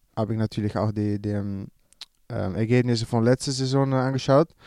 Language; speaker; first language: German; non-native, learner; Dutch